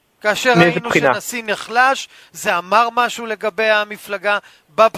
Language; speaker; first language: Hebrew; native; Hebrew